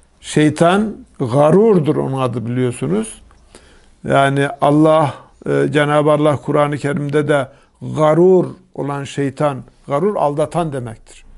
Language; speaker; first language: Turkish; native; Turkish